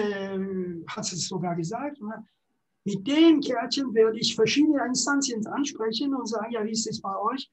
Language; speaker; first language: German; non-native, fluent; French